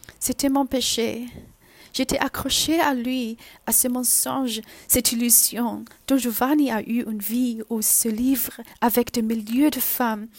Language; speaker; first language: French; non-native, learner; Chinese